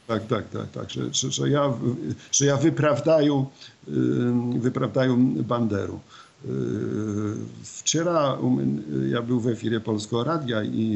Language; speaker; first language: Polish; non-native, learner; Ukrainian